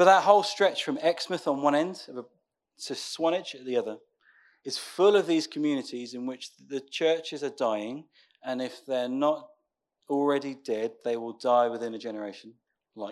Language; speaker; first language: English; native; English